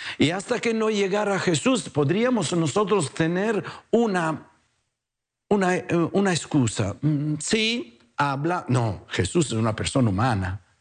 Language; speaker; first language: Spanish; non-native, fluent; Italian